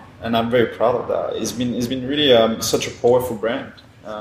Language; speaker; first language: English; non-native, fluent; French